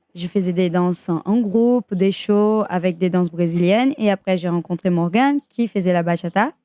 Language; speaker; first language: French; non-native, fluent; Portuguese